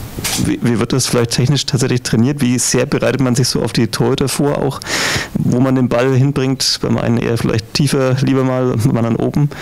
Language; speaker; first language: German; native; German